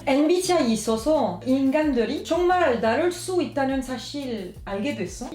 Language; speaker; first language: Korean; non-native, learner; French